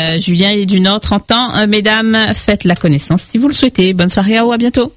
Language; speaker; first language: French; native; French